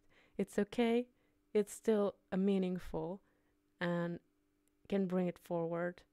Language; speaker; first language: English; non-native, fluent; Finnish